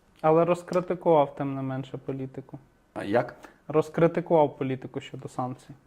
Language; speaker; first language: Ukrainian; native; Ukrainian